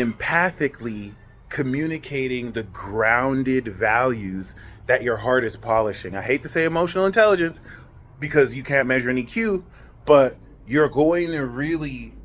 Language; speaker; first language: English; native; English